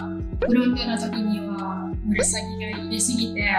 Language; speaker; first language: Japanese; non-native, learner; English